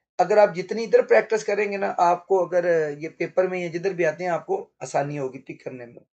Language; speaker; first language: Urdu; non-native, local second language; Punjabi